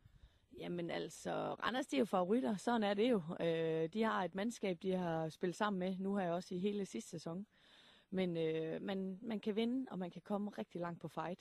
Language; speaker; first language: Danish; native; Danish